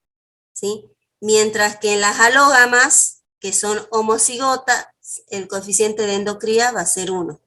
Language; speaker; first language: Spanish; native; Spanish